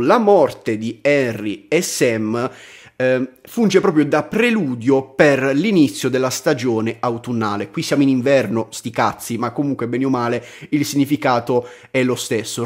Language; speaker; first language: Italian; native; Italian